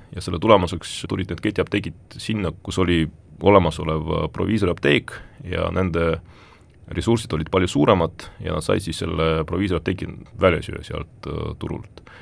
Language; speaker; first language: Estonian; non-native, local second language; Russian